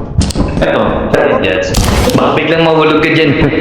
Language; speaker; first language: Filipino; native; Filipino